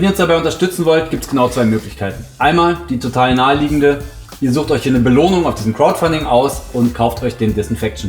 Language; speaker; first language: German; native; German